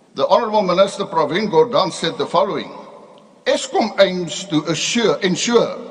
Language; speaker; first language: English; non-native, local second language; Afrikaans